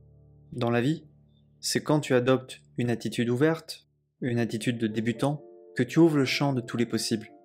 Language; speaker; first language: French; native; French